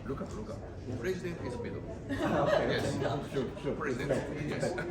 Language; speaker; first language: English; non-native, learner; Japanese